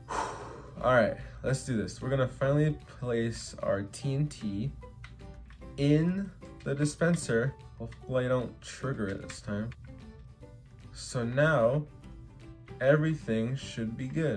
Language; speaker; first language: English; native; English